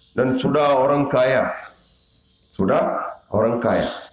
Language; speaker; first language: Indonesian; non-native, learner; Urdu